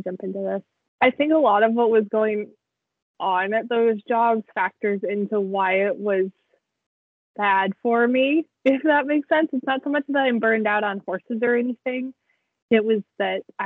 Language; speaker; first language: English; native; English